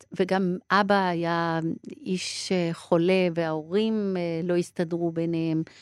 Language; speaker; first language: Hebrew; early bilingual, other home language; Persian